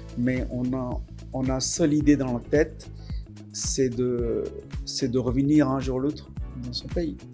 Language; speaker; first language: French; non-native, fluent; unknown